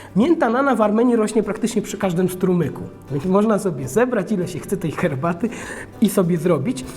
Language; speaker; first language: Polish; non-native, fluent; Armenian